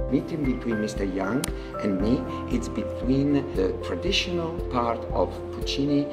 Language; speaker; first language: English; non-native, fluent; Italian